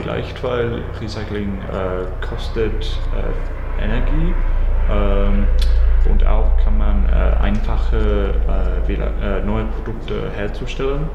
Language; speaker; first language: German; non-native, learner; English